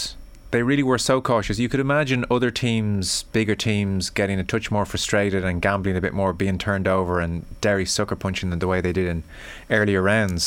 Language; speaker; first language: English; native; English